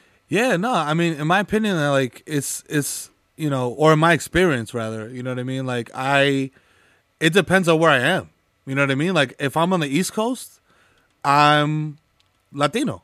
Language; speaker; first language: English; early bilingual, other home language; Spanish